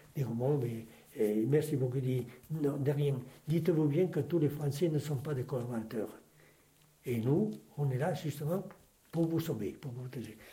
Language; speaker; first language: French; non-native, fluent; Spanish